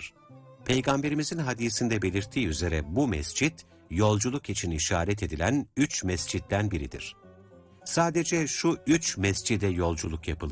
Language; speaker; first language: Turkish; native; Turkish